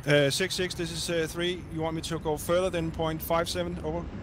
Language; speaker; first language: English; non-native, fluent; Danish